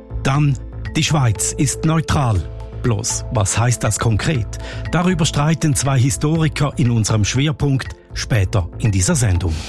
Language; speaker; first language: German; native; German